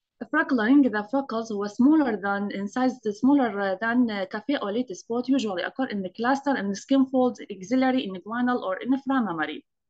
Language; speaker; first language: English; non-native, fluent; Arabic